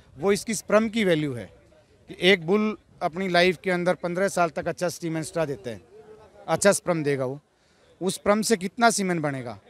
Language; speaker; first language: Hindi; native; Hindi